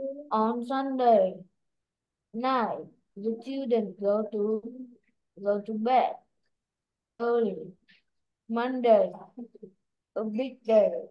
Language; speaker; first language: English; non-native, learner; Vietnamese